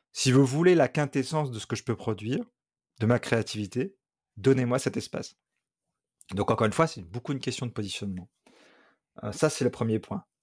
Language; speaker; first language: French; native; French